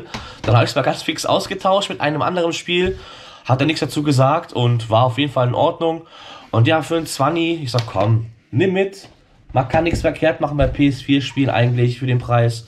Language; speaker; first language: German; native; German